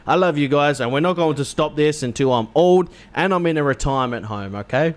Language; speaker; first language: English; native; English